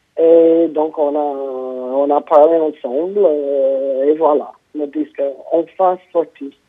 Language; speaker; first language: French; non-native, fluent; English